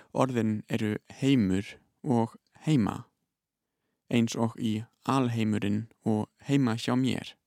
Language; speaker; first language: Icelandic; non-native, fluent; German